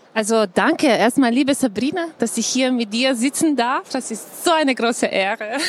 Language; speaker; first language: German; non-native, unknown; Slovenian